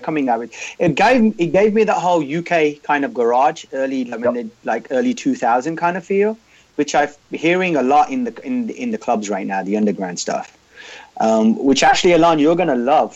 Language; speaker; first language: English; native; English